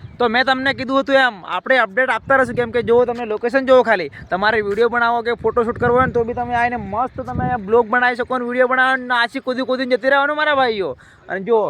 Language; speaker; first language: Gujarati; non-native, local second language; Bhili